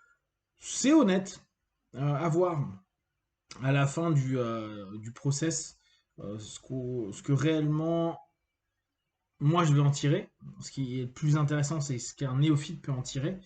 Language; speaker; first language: French; native; French